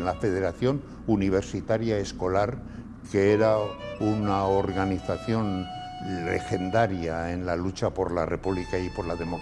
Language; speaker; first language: Spanish; native; Spanish